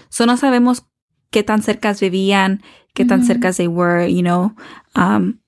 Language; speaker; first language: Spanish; early bilingual, heritage; Spanish